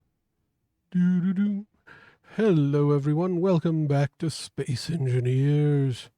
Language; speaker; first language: English; native; English